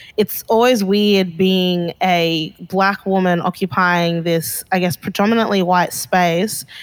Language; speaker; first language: English; early bilingual, other home language; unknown